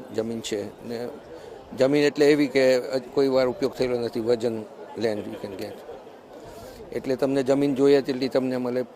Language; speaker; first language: Gujarati; early bilingual, heritage; Gujarati